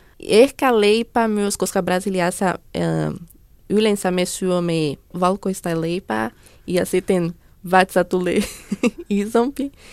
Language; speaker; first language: Finnish; non-native, learner; Portuguese